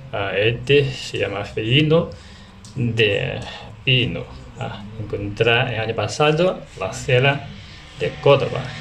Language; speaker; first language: Spanish; non-native, learner; Chinese